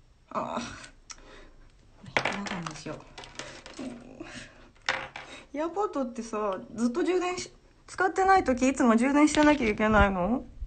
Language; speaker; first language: Japanese; early bilingual, heritage; Japanese